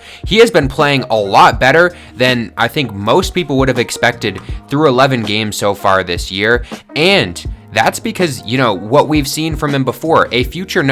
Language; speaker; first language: English; native; English